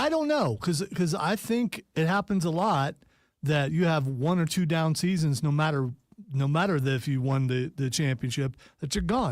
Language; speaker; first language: English; native; English